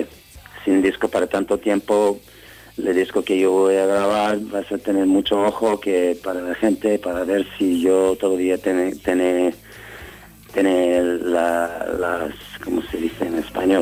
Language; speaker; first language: Spanish; non-native, fluent; English